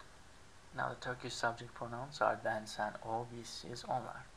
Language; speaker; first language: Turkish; non-native, learner; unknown